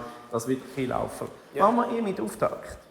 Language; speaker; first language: German; native; German